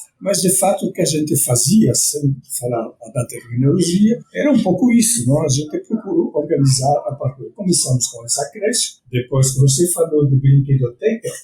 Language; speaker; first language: Portuguese; non-native, fluent; French